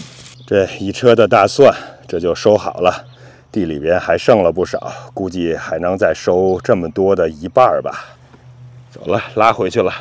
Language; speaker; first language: Chinese; native; Chinese